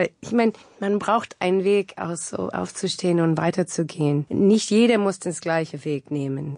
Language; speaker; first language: German; non-native, fluent; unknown